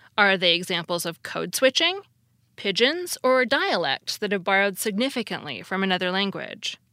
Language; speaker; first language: English; native; English